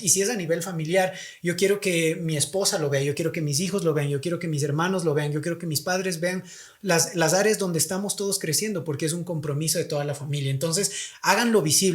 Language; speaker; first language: Spanish; native; Spanish